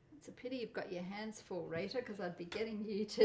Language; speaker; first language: English; non-native, local second language; Polish